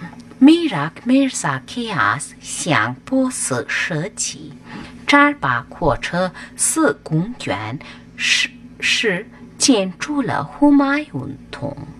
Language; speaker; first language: Chinese; non-native, fluent; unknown